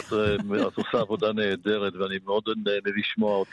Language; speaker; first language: Hebrew; early bilingual, other home language; Polish